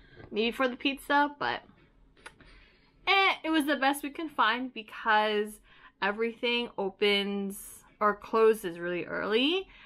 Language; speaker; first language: English; early bilingual, other home language; Vietnamese